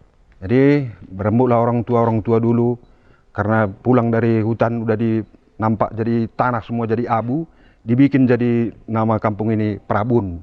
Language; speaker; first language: Indonesian; non-native, local second language; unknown